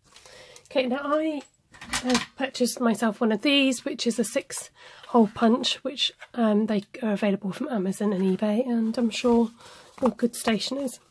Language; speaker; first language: English; native; English